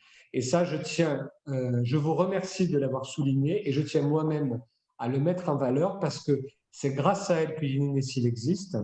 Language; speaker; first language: French; native; French